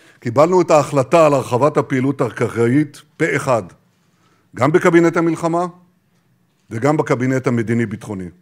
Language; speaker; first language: Hebrew; native; Hebrew